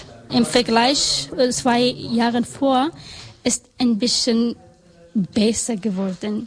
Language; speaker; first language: German; non-native, learner; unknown